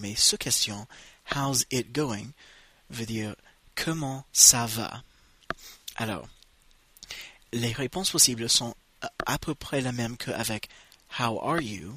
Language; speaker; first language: French; non-native, fluent; English